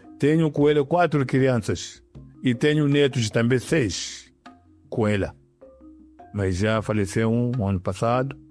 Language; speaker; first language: Portuguese; non-native, local second language; Yao